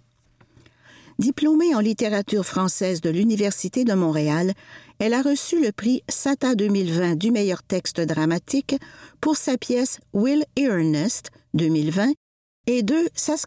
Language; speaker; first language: French; native; French